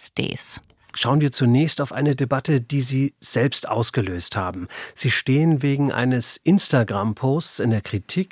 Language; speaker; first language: German; native; German